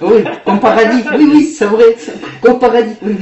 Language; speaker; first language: French; non-native, learner; Kazakh